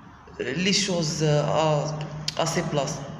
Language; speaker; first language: French; non-native, local second language; Arabic